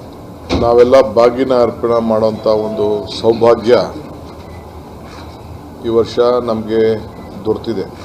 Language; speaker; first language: Kannada; native; Kannada